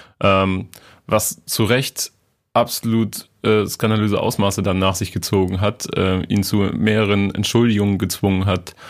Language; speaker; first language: German; native; German